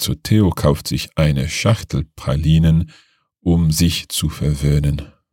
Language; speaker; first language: German; non-native, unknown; English